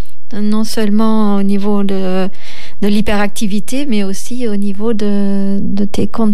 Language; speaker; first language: French; native; French